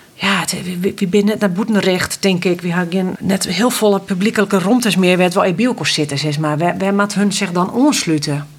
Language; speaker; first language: Dutch; non-native, local second language; Western Frisian